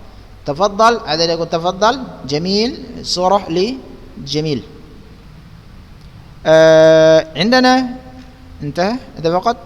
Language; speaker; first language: Arabic; non-native, fluent; Indonesian